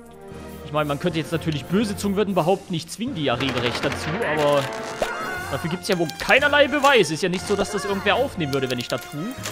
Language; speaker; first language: German; native; German